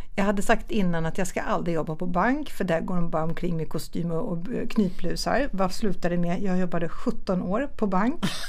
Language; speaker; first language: Swedish; early bilingual, other home language; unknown